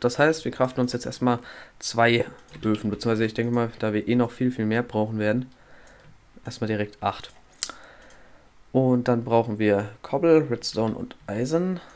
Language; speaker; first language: German; native; German